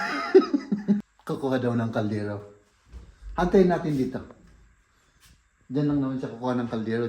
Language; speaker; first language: Filipino; native; Filipino